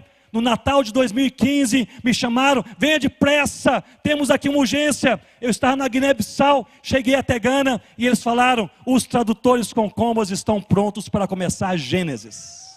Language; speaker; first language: Portuguese; native; Portuguese